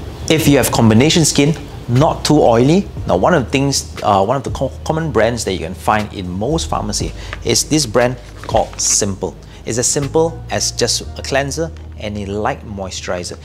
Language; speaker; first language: English; non-native, local second language; Malay